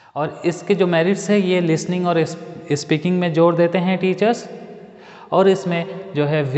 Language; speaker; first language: Hindi; native; Hindi